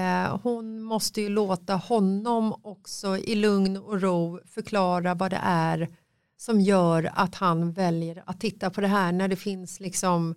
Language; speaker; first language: Swedish; native; Swedish